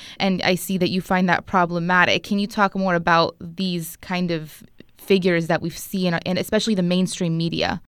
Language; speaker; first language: English; native; English